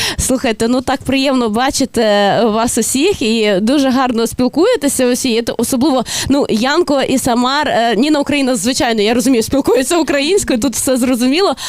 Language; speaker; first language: Ukrainian; native; Ukrainian